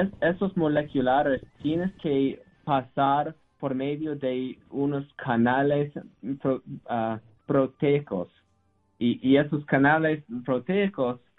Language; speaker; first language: Spanish; non-native, learner; English